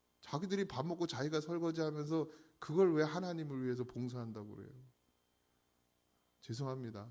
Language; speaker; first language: Korean; native; Korean